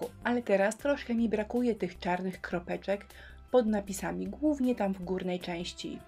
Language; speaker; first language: Polish; native; Polish